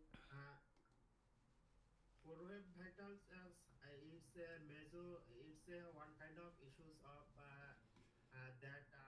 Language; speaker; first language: English; non-native, learner; Bangla